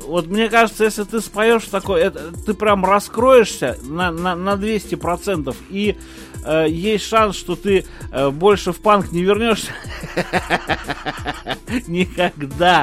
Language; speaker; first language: Russian; native; Russian